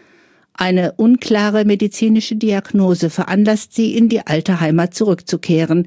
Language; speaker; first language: German; native; German